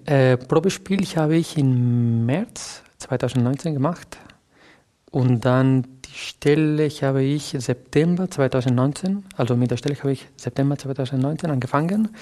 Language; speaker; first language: German; non-native, fluent; Catalan